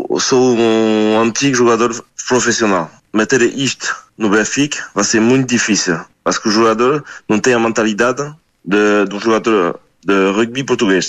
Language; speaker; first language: Portuguese; non-native, learner; French